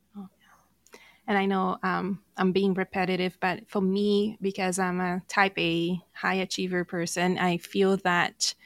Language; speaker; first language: English; non-native, fluent; Portuguese